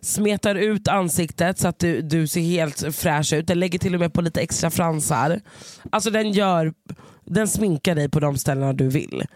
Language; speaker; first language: Swedish; native; Swedish